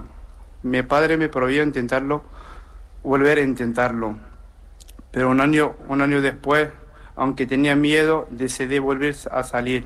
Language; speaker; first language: Spanish; non-native, learner; Arabic